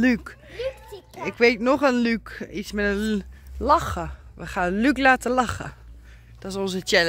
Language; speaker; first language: Dutch; native; Dutch